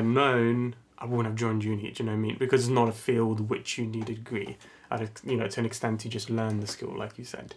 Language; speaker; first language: English; non-native, fluent; Italian